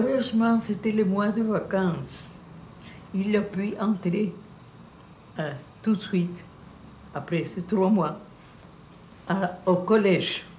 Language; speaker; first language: French; non-native, fluent; Spanish